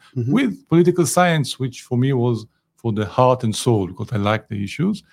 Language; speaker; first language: English; non-native, fluent; Hebrew